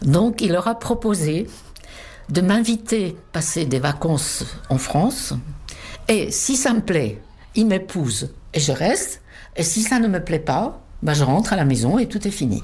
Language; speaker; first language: French; non-native, fluent; Czech